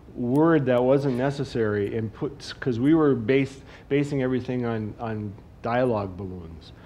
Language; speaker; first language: English; native; English